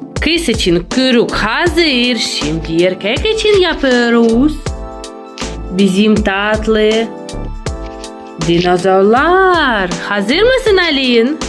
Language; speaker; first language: Turkish; non-native, learner; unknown